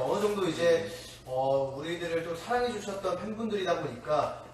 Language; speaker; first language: Korean; native; Korean